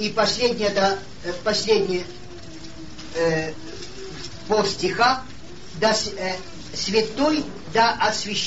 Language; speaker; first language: Polish; non-native, learner; Russian